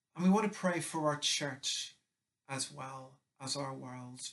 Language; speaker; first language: English; native; English